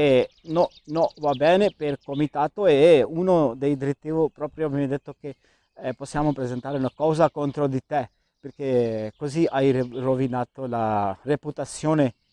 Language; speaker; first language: Italian; non-native, learner; Urdu